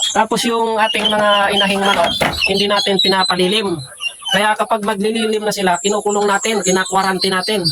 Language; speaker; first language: Filipino; non-native, local second language; Bikol